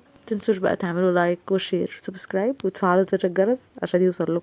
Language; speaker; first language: Arabic; native; Arabic